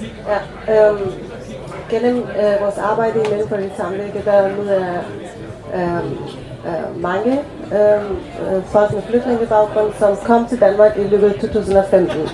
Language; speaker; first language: Danish; early bilingual, other home language; Persian